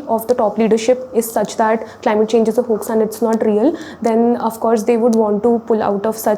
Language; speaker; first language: English; non-native, local second language; Hindi